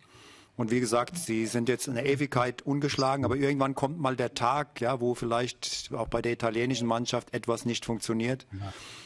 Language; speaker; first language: German; native; German